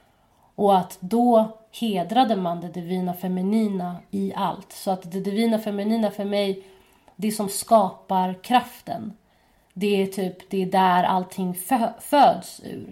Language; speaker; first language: Swedish; native; Swedish